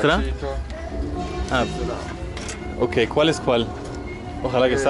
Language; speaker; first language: Spanish; non-native, learner; English